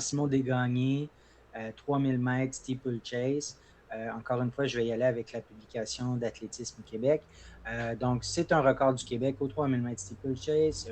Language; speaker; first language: French; native; French